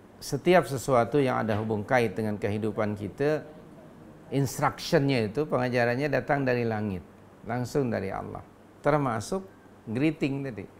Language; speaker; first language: Malay; non-native, local second language; Sundanese